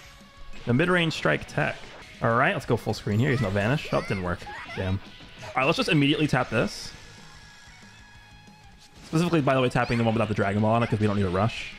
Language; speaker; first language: English; native; English